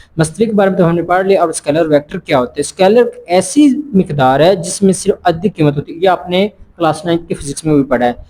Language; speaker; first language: Urdu; non-native, local second language; Punjabi